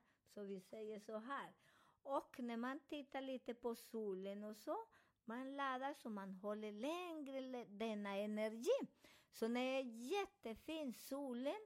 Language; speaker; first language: Swedish; non-native, fluent; Spanish